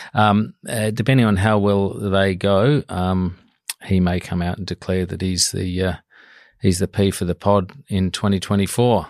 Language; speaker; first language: English; native; English